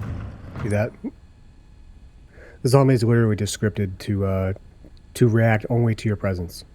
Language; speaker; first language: English; native; English